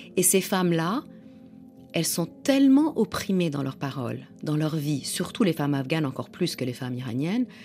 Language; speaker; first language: French; non-native, fluent; Persian